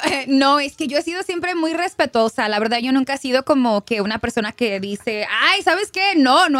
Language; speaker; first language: Spanish; early bilingual, heritage; Spanish